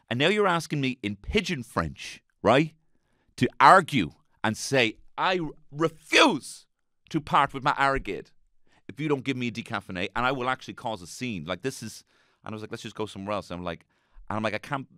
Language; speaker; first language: English; native; English